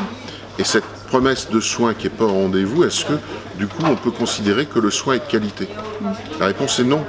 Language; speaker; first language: French; native; French